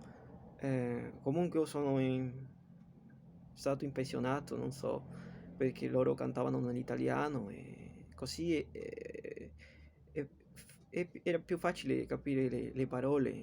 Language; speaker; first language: Italian; non-native, learner; Spanish